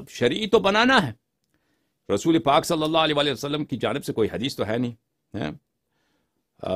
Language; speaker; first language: Urdu; non-native, fluent; Persian